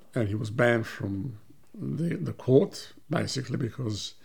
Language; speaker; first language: English; early bilingual, other home language; Serbian